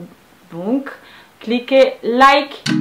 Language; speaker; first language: French; non-native, fluent; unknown